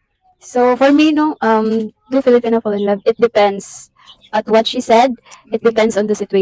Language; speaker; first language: English; non-native, learner; Cebuano